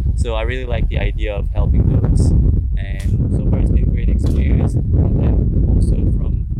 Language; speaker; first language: English; non-native, fluent; Korean